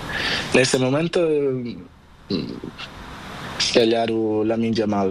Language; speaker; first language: Spanish; non-native, learner; Portuguese